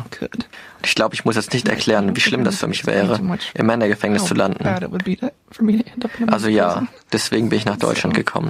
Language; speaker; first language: German; non-native, fluent; English